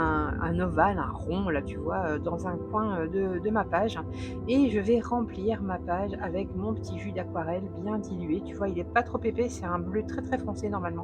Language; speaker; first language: French; native; French